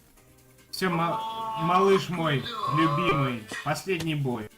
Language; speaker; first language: Russian; native; Russian